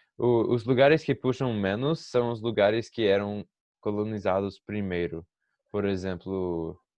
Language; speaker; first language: Portuguese; non-native, fluent; English